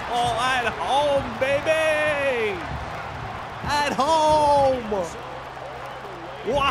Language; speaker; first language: English; native; English